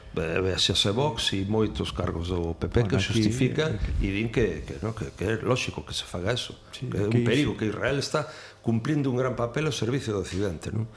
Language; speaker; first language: Galician; non-native, local second language; Spanish